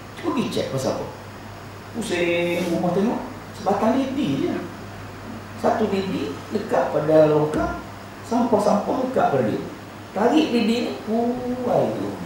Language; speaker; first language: Malay; native; Malay